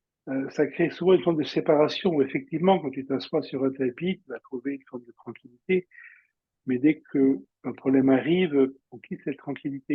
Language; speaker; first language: French; native; French